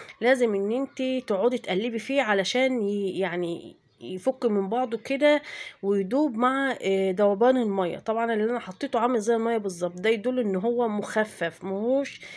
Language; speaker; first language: Arabic; native; Arabic